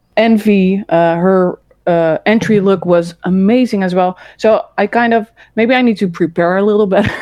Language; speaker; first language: English; early bilingual, other home language; Dutch